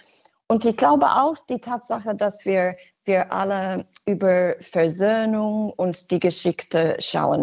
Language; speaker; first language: German; non-native, fluent; English